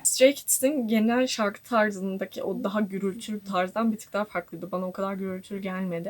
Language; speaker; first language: Turkish; native; Turkish